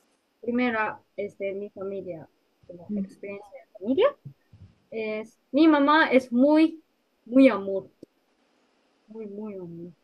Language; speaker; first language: Spanish; non-native, learner; Japanese